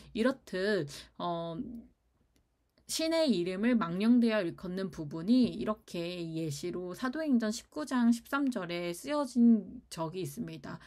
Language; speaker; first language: Korean; native; Korean